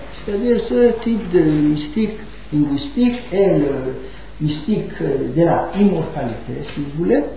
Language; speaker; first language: French; non-native, fluent; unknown